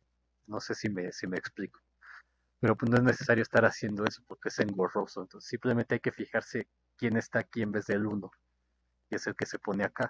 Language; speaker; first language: Spanish; native; Spanish